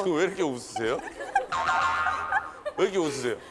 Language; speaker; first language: Korean; native; Korean